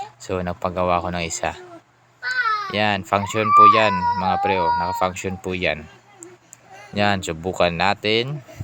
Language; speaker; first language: Filipino; non-native, local second language; Cebuano